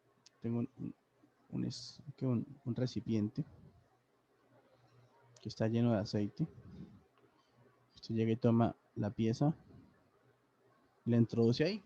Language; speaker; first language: Spanish; native; Spanish